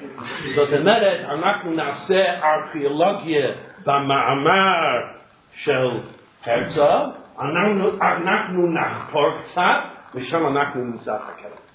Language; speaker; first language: Hebrew; non-native, fluent; English